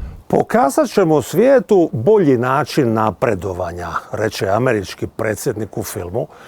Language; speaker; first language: Bosnian; native; Bosnian